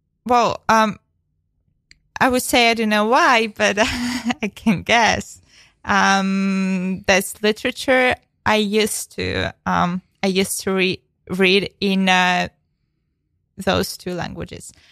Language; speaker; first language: English; non-native, fluent; Ukrainian